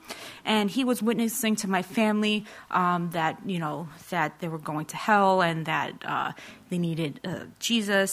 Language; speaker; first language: English; native; English